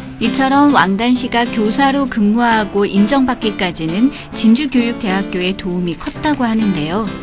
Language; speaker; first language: Korean; native; Korean